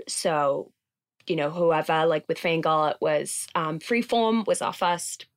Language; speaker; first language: English; native; English